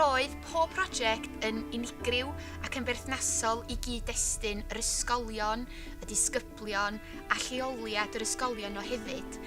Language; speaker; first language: Welsh; native; Welsh